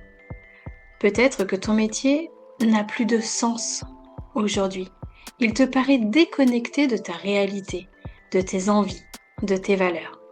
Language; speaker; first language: French; native; French